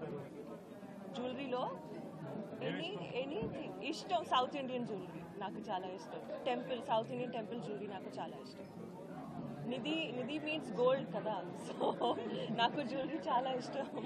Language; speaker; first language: Telugu; non-native, local second language; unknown